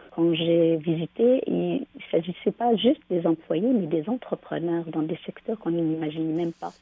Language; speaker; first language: French; non-native, local second language; Arabic